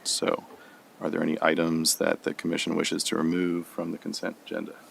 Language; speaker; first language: English; native; English